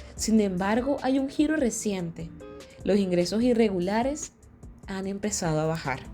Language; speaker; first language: Spanish; native; Spanish